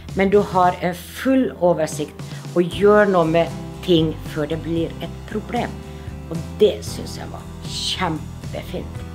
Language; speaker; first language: Norwegian; non-native, fluent; Finnish